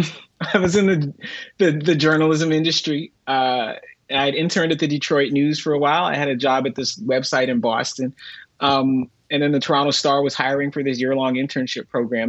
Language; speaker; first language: English; native; English